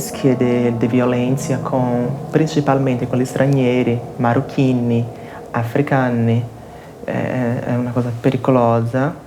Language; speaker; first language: Italian; non-native, fluent; Portuguese